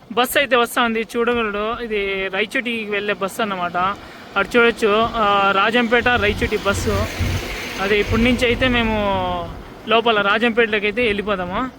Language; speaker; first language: Telugu; non-native, local second language; Urdu